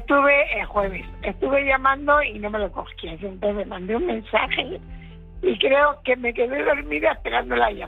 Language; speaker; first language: Spanish; native; Spanish